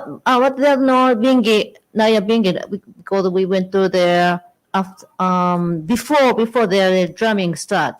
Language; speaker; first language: English; non-native, learner; Japanese